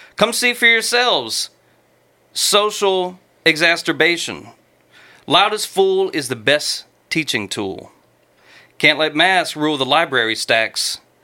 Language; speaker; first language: English; native; English